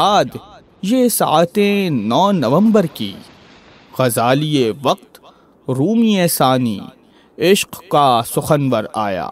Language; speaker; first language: Urdu; native; Urdu